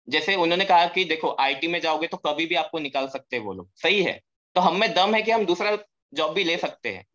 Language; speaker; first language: Hindi; non-native, local second language; Marathi